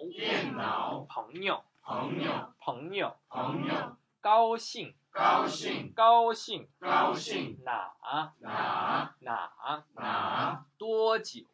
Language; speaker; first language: Chinese; non-native, fluent; Korean